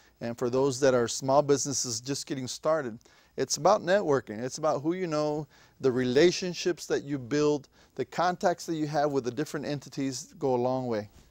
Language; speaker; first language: English; native; English